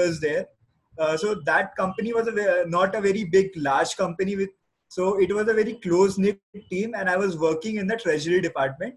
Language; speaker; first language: English; non-native, local second language; Hindi